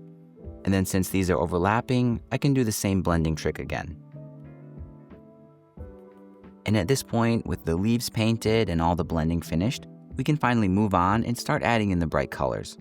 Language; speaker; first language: English; native; English